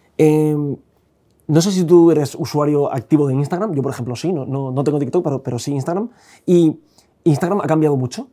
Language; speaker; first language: Spanish; native; Spanish